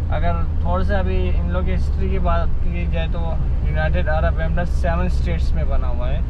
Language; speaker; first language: Hindi; early bilingual, heritage; Hindi